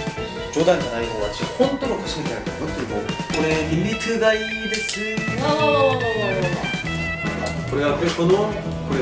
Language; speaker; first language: Japanese; non-native, learner; Korean